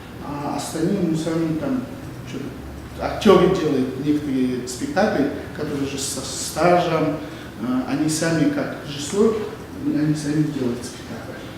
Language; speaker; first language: Russian; non-native, local second language; Kazakh